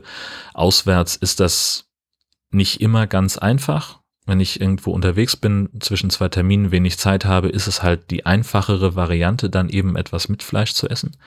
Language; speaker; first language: German; native; German